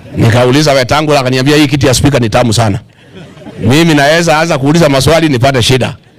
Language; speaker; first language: Swahili; non-native, local second language; Kikuyu